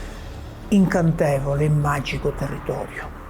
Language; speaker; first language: Italian; native; Italian